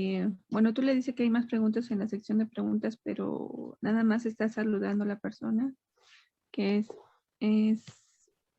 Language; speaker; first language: Spanish; native; Spanish